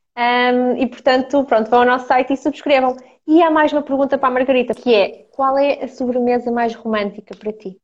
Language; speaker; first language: Portuguese; early bilingual, other home language; Ukrainian